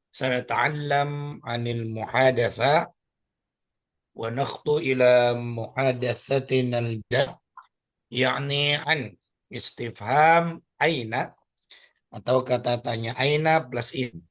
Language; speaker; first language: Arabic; non-native, fluent; Indonesian